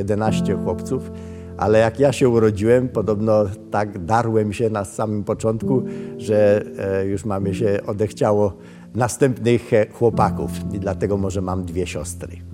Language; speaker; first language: Polish; early bilingual, other home language; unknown